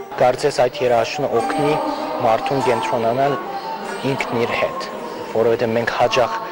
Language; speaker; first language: Armenian; native; Armenian